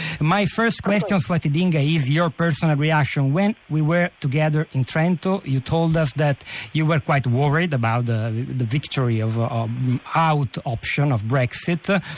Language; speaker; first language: English; non-native, fluent; Italian